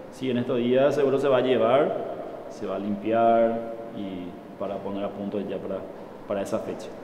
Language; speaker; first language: Spanish; native; Spanish